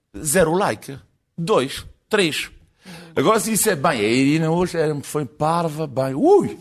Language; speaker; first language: Portuguese; non-native, fluent; French